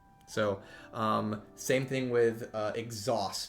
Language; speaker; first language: English; native; English